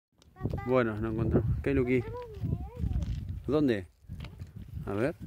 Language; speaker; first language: Spanish; native; Spanish